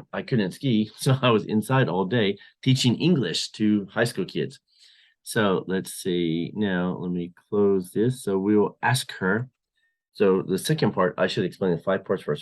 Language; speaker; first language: English; non-native, fluent; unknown